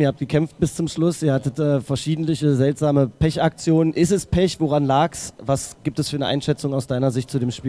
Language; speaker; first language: German; native; German